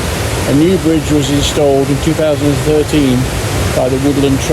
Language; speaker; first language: English; native; English